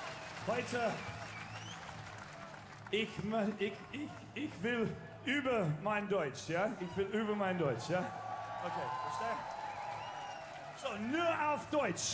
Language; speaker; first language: German; non-native, learner; English